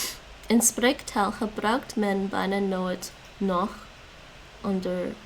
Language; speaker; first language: Dutch; non-native, learner; English